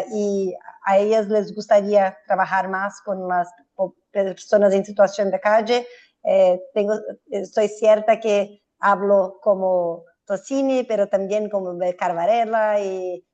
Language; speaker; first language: Spanish; non-native, fluent; Portuguese